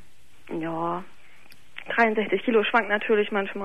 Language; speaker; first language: German; native; German